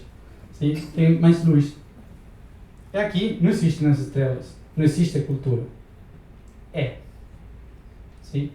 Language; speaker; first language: Portuguese; non-native, learner; Spanish